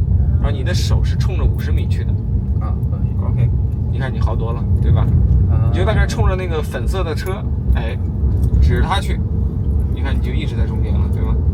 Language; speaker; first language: Chinese; native; Chinese